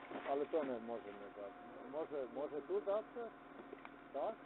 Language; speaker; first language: Polish; non-native, learner; Slovenian